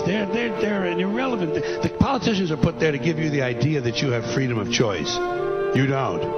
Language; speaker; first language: English; native; English